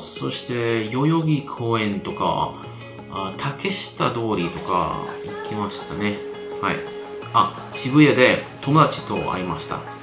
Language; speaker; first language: Japanese; non-native, learner; Vietnamese